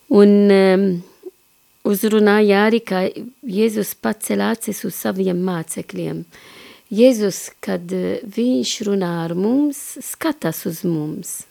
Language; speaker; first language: Latvian; non-native, fluent; Maltese